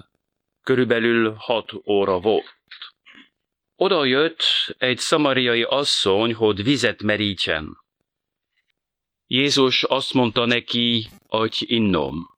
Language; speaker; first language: Hungarian; non-native, fluent; French